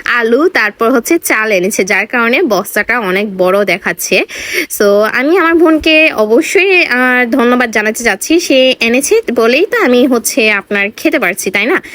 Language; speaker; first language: Bangla; non-native, local second language; Marma